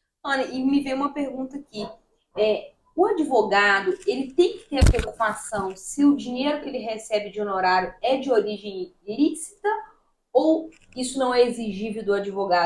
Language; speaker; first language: Portuguese; native; Portuguese